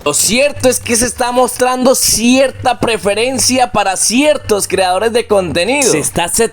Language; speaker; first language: Spanish; native; Spanish